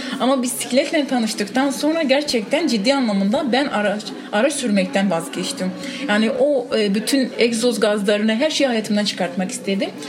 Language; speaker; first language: Turkish; non-native, local second language; Kurdish